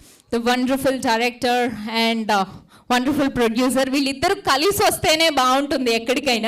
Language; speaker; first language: Telugu; native; Telugu